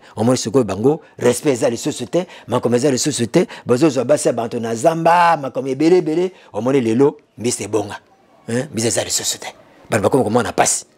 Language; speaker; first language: Lingala; non-native, local second language; Kongo